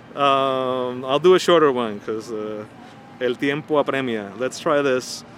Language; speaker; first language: English; early bilingual, other home language; Spanish